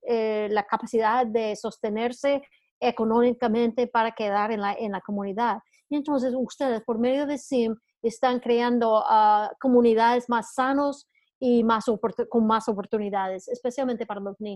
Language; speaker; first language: Spanish; non-native, fluent; English